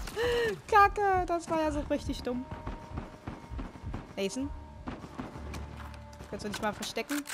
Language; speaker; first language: German; native; German